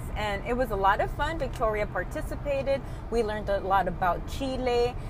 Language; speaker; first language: English; early bilingual, other home language; Spanish